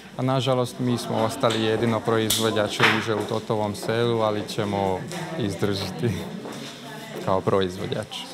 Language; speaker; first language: Serbian; non-native, local second language; Hungarian